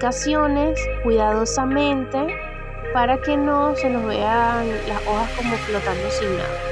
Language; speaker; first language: Spanish; native; Spanish